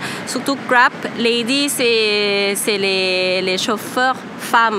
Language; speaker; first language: French; non-native, fluent; Thai